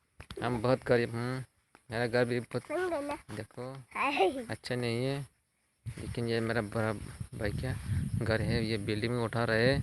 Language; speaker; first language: Hindi; non-native, local second language; Kok Borok